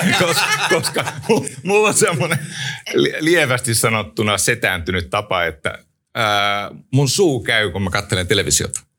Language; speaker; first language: Finnish; native; Finnish